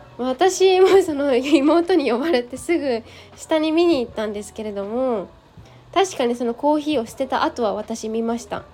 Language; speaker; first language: Japanese; native; Japanese